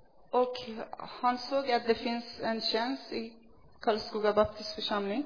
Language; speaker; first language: Swedish; non-native, fluent; Persian